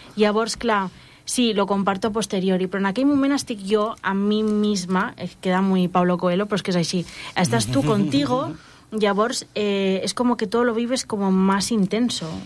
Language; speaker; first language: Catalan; non-native, local second language; Spanish